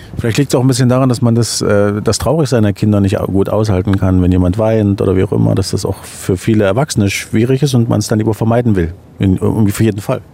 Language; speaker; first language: German; native; German